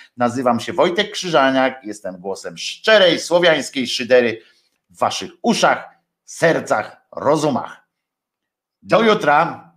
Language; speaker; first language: Polish; native; Polish